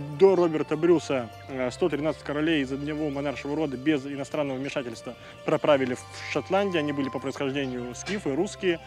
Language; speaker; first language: Russian; non-native, fluent; English